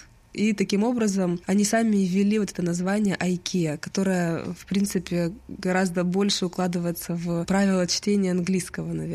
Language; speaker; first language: Russian; native; Russian